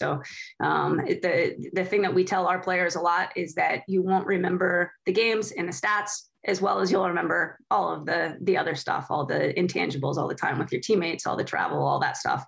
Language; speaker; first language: English; native; English